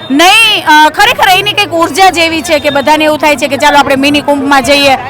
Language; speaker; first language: Gujarati; native; Gujarati